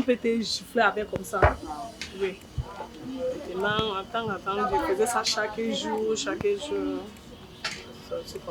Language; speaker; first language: French; non-native, local second language; English